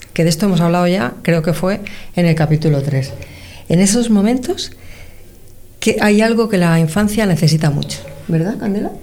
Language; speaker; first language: Spanish; native; Spanish